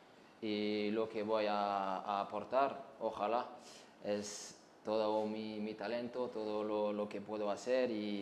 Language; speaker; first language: Spanish; non-native, fluent; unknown